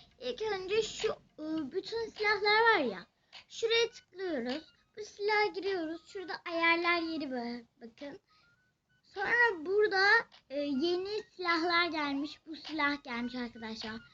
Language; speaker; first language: Turkish; native; Turkish